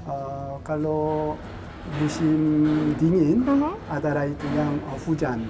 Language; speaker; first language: Indonesian; non-native, fluent; Korean